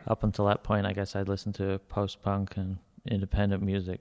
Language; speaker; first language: English; native; English